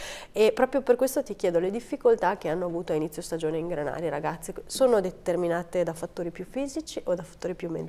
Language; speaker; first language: Italian; native; Italian